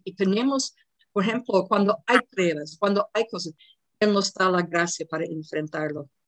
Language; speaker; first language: Spanish; non-native, fluent; English